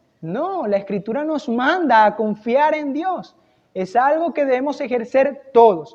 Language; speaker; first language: Spanish; native; Spanish